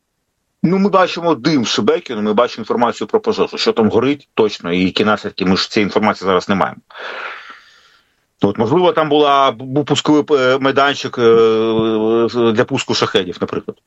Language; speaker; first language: Ukrainian; native; Ukrainian